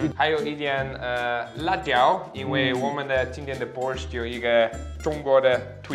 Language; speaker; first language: Chinese; non-native, learner; German